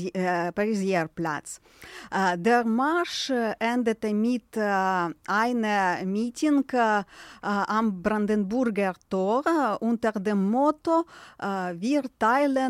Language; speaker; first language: German; non-native, fluent; Ukrainian